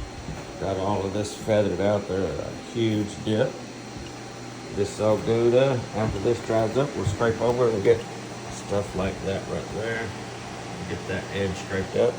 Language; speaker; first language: English; native; English